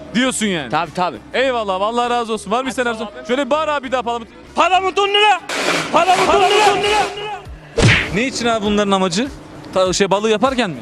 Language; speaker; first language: Turkish; native; Turkish